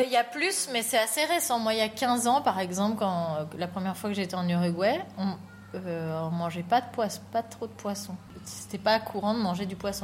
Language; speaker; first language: French; native; French